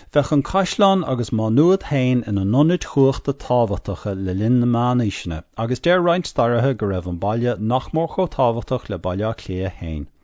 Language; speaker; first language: Irish; non-native, local second language; English